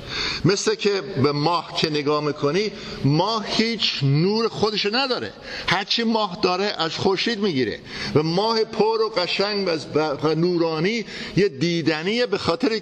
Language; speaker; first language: Persian; non-native, fluent; English